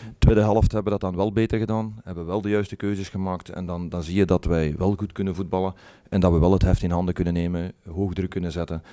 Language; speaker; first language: Dutch; native; Dutch